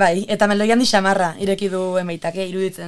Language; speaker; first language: Basque; native; Basque